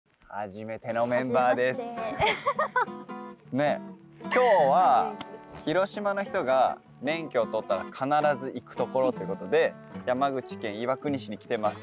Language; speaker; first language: Japanese; native; Japanese